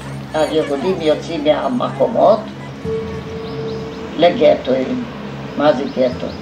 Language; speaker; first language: Hebrew; non-native, fluent; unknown